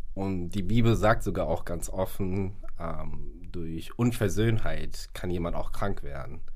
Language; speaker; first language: German; early bilingual, other home language; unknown